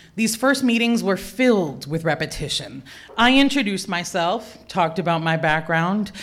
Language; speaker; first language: English; early bilingual, other home language; Spanish